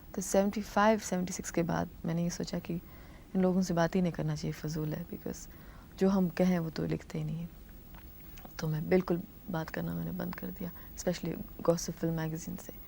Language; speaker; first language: Hindi; non-native, local second language; Telugu